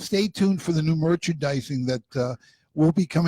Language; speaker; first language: English; native; English